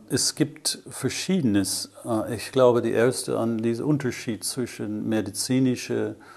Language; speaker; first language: German; non-native, fluent; English